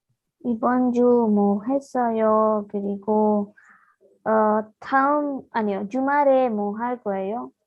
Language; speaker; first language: Korean; non-native, learner; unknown